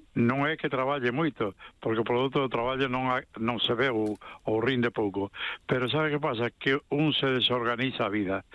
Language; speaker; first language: Galician; native; Galician